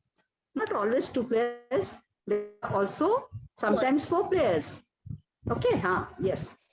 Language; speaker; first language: English; non-native, local second language; Odia